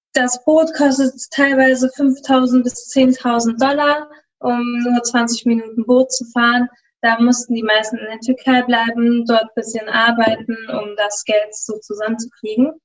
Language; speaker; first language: German; early bilingual, other home language; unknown